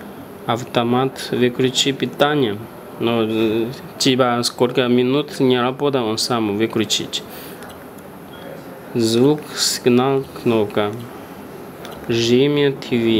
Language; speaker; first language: Russian; non-native, learner; Chinese